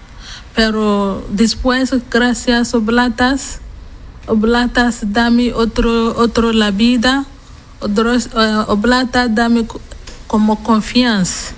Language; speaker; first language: Spanish; non-native, learner; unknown